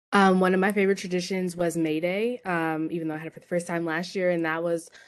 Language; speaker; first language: English; native; English